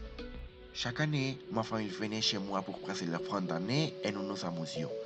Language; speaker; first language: French; non-native, learner; Spanish